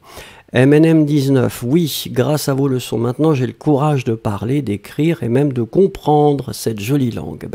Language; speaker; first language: French; native; French